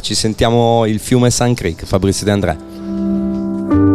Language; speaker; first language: Italian; native; Italian